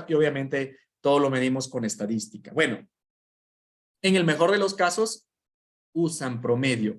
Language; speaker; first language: Spanish; native; Spanish